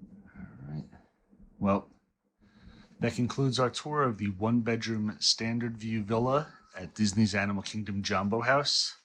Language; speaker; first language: English; native; English